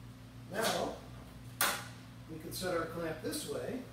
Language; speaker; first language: English; native; English